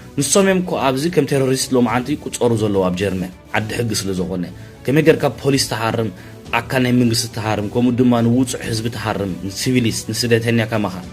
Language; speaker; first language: Tigrinya; early bilingual, heritage; Tigrinya